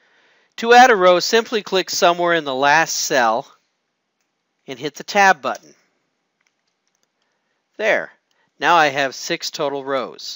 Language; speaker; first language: English; native; English